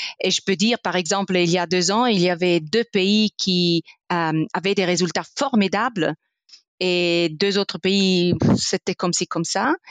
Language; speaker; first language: French; non-native, fluent; Italian